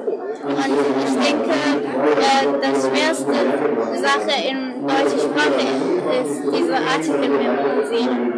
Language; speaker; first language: German; non-native, learner; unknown